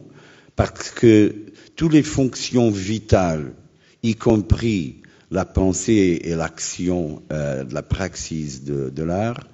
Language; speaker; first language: French; non-native, fluent; Portuguese